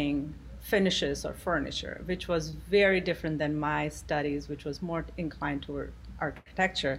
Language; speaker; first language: English; non-native, local second language; Gujarati